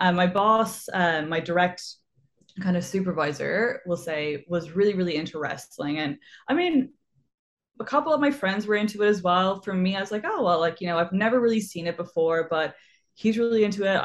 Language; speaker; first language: English; native; English